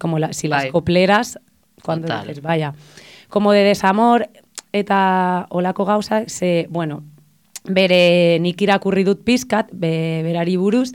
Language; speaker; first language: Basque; non-native, local second language; Spanish